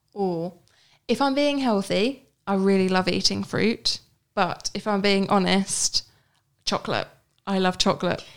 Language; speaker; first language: English; native; English